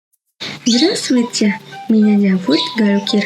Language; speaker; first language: Russian; non-native, learner; Indonesian